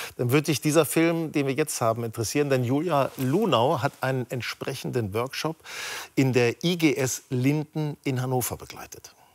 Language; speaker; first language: German; native; German